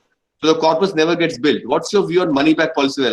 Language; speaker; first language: English; non-native, local second language; Bangla